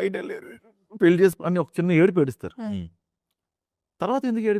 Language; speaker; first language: Telugu; native; Telugu